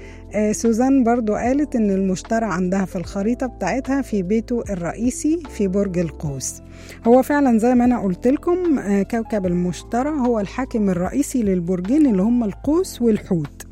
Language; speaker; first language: Arabic; native; Arabic